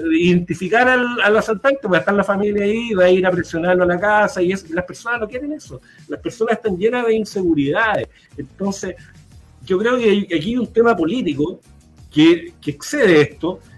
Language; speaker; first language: Spanish; native; Spanish